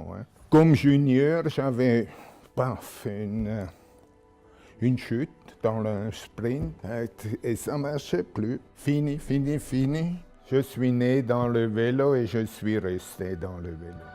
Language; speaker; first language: French; non-native, local second language; German